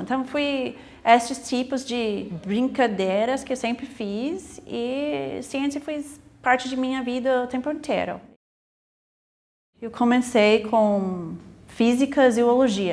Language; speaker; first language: Portuguese; non-native, fluent; English